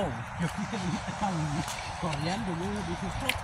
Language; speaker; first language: Spanish; early bilingual, heritage; Spanish